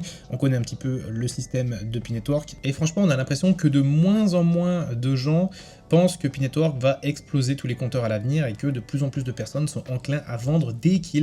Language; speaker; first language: French; native; French